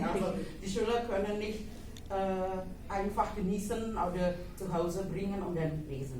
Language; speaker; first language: German; non-native, fluent; Indonesian